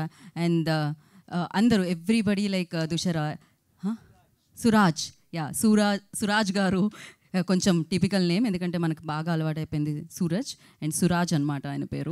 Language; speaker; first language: Telugu; native; Telugu